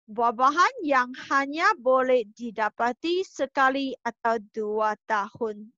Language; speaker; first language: Malay; non-native, local second language; Chinese